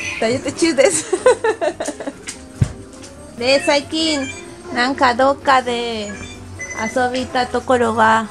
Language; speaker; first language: Japanese; non-native, learner; Spanish